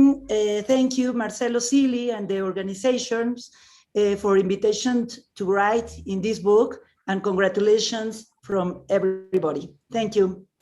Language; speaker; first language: English; non-native, learner; Spanish